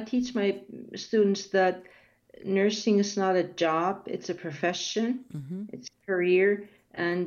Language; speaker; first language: English; non-native, fluent; Icelandic